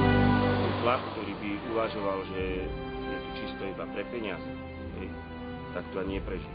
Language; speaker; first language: Slovak; native; Slovak